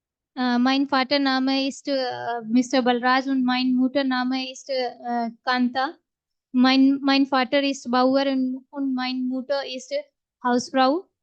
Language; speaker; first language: German; non-native, learner; Hindi